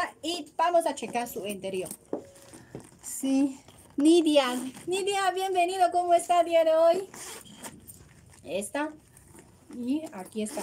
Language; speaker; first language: Spanish; non-native, learner; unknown